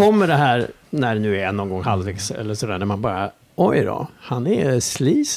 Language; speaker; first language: Swedish; native; Swedish